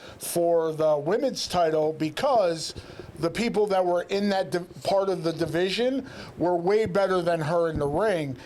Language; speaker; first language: English; native; English